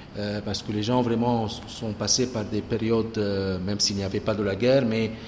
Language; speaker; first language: French; non-native, local second language; Arabic